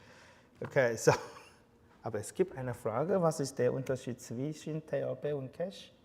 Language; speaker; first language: German; non-native, fluent; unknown